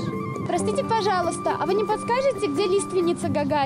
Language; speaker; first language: Russian; native; Russian